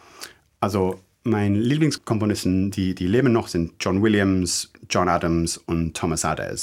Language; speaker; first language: German; non-native, fluent; English